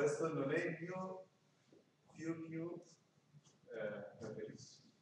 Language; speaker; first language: Italian; non-native, learner; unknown